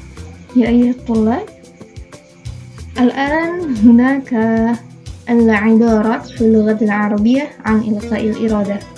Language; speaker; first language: Arabic; non-native, fluent; Indonesian